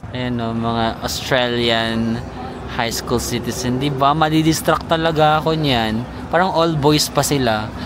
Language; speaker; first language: Filipino; non-native, local second language; Cebuano